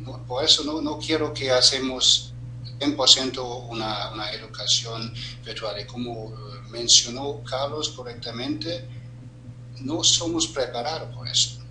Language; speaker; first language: Spanish; non-native, fluent; German